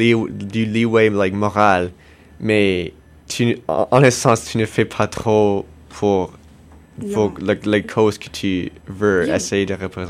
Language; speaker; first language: French; non-native, local second language; English